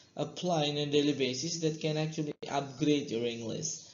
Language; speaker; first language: English; non-native, fluent; Indonesian